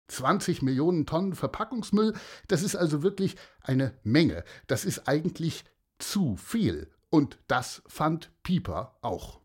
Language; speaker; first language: German; native; German